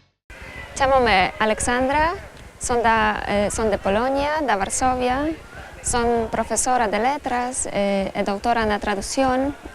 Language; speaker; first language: Portuguese; non-native, fluent; Polish